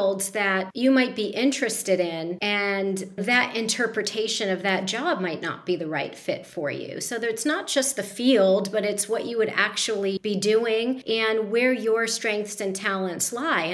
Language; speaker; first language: English; native; English